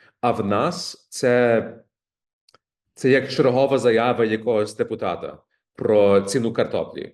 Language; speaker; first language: Ukrainian; early bilingual, heritage; Ukrainian